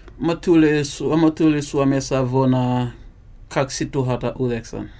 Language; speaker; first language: Finnish; non-native, learner; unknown